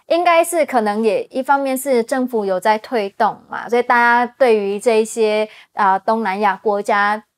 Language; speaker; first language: Chinese; non-native, fluent; Vietnamese